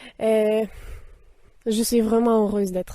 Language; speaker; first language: French; non-native, fluent; Russian